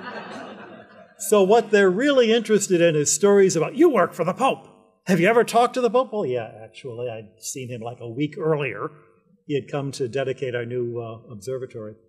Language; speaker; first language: English; native; English